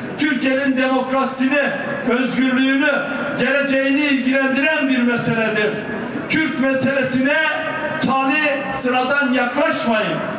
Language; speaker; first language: Turkish; non-native, local second language; Kurdish